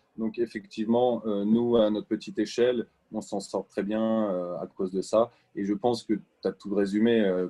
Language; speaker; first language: French; native; French